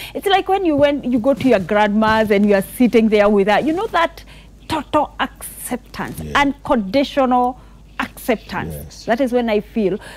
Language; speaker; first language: English; non-native, local second language; Kikuyu